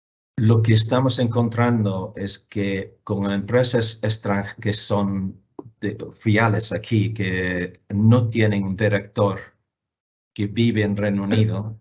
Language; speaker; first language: Spanish; non-native, fluent; English